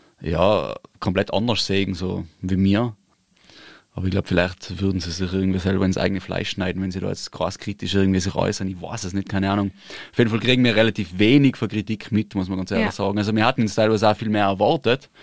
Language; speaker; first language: German; native; German